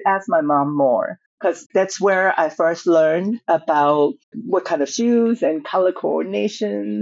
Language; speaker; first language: English; non-native, local second language; Cantonese